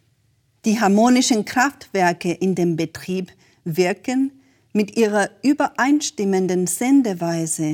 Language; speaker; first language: German; native; German